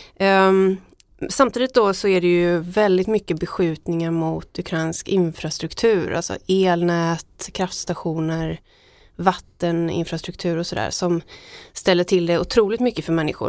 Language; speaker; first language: Swedish; native; Swedish